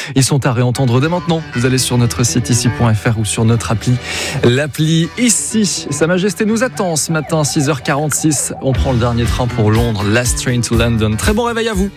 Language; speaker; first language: French; native; French